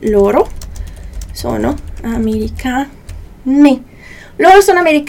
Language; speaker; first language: Italian; non-native, fluent; Portuguese